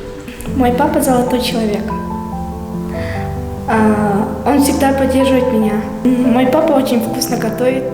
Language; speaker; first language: Russian; non-native, local second language; Kyrgyz